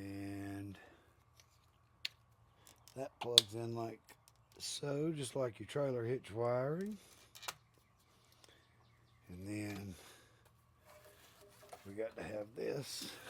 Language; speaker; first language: English; native; English